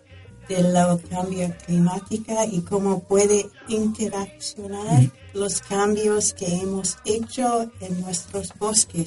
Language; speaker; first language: Spanish; non-native, fluent; English